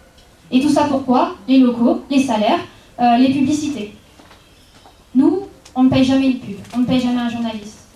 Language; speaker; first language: French; native; French